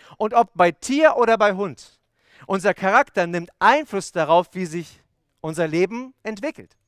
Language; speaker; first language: German; early bilingual, other home language; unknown